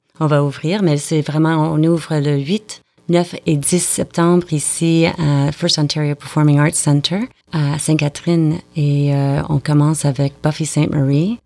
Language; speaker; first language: French; native; French